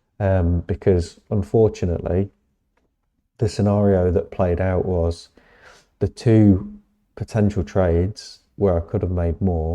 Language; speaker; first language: English; native; English